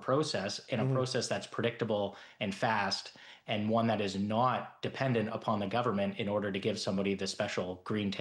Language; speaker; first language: English; native; English